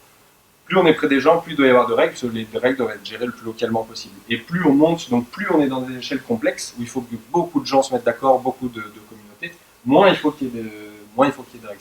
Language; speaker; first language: French; native; French